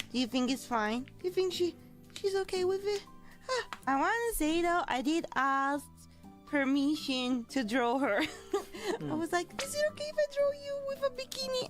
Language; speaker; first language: English; non-native, fluent; Italian